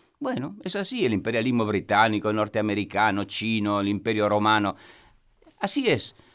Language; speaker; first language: Spanish; non-native, fluent; Italian